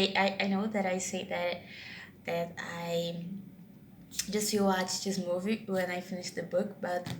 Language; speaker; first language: English; non-native, learner; Portuguese